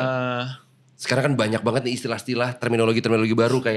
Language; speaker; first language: Indonesian; native; Indonesian